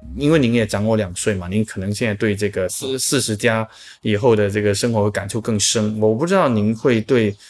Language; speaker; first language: Chinese; non-native, local second language; Min Nan Chinese